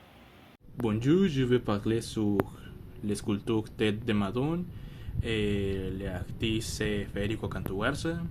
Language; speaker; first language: French; non-native, learner; Spanish